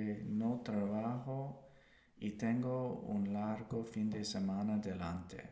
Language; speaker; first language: Spanish; non-native, learner; English